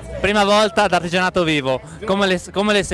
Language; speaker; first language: Italian; native; Italian